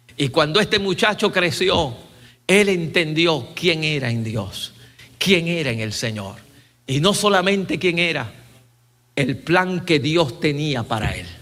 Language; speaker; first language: Spanish; native; Spanish